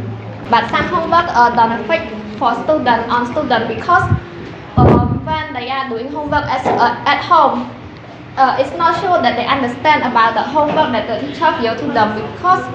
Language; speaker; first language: English; non-native, learner; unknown